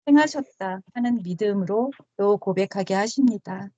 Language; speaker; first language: Korean; native; Korean